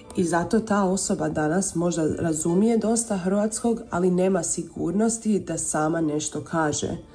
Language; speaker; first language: Serbian; early bilingual, heritage; Croatian